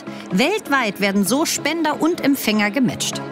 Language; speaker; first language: German; native; German